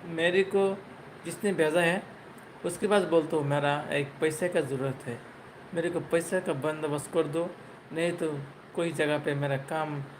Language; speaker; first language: Hindi; non-native, learner; Bangla